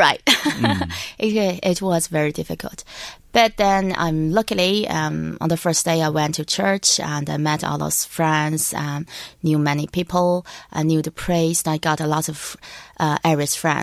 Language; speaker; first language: English; non-native, learner; Chinese